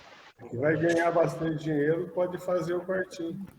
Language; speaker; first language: Portuguese; native; Portuguese